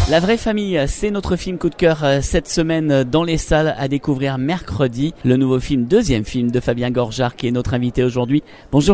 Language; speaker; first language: French; native; French